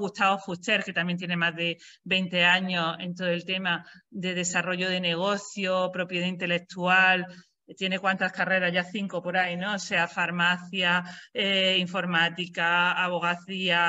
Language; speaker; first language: Spanish; native; Spanish